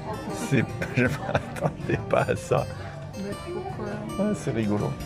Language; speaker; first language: French; native; French